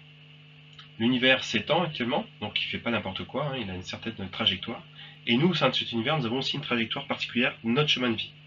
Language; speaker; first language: French; native; French